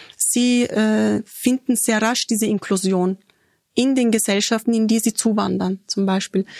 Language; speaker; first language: German; early bilingual, other home language; Turkish